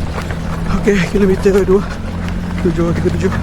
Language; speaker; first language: English; non-native, local second language; Malay